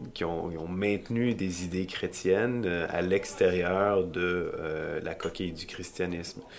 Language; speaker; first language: French; native; French